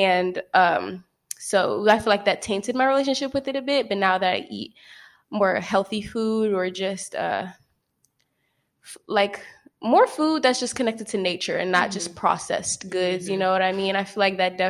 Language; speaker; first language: English; native; English